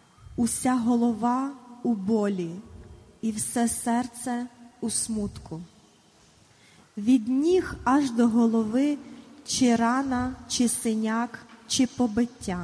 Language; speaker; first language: Ukrainian; native; Ukrainian